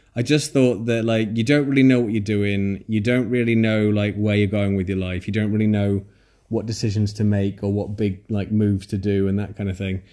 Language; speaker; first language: English; native; English